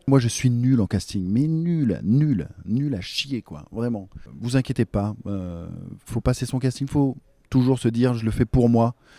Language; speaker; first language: French; native; French